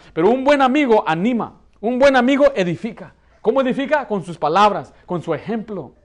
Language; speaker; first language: Spanish; early bilingual, heritage; Spanish